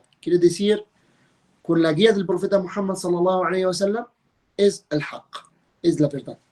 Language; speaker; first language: Spanish; non-native, fluent; Arabic